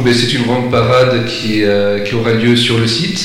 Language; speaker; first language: French; native; French